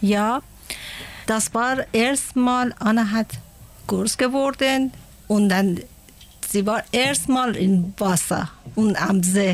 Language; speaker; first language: German; non-native, learner; Persian